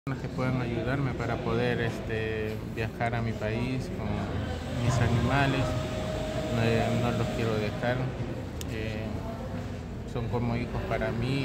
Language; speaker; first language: Spanish; non-native, local second language; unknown